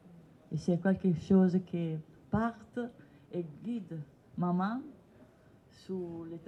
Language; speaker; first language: French; non-native, learner; Italian